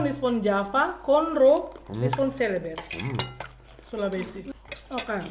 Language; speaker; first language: German; non-native, learner; Indonesian